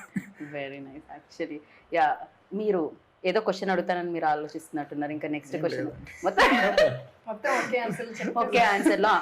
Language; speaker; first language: Telugu; native; Telugu